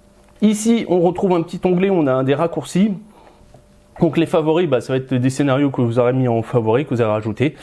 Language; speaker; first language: French; native; French